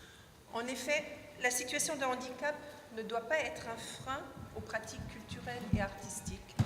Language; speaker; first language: French; native; French